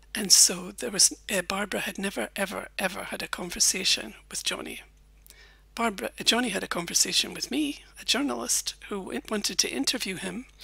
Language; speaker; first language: English; native; English